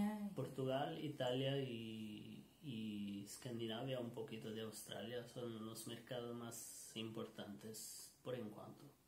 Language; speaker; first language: Spanish; non-native, learner; Portuguese